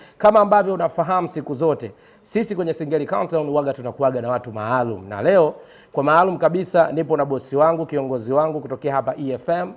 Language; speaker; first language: Swahili; native; Swahili